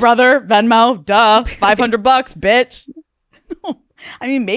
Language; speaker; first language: English; native; English